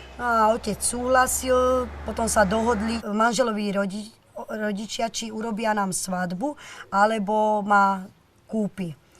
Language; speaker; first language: Slovak; non-native, local second language; Romany